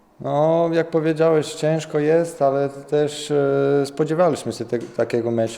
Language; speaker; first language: Polish; non-native, learner; Bosnian